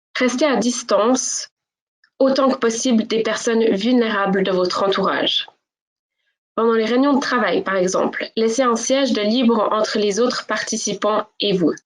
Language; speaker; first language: French; native; French